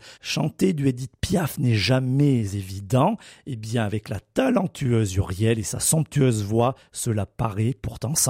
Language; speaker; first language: French; native; French